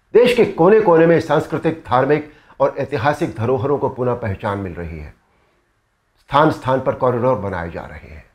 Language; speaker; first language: Hindi; native; Hindi